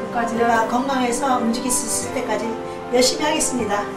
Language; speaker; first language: Korean; native; Korean